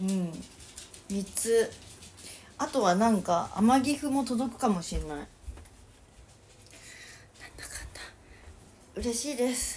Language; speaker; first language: Japanese; native; Japanese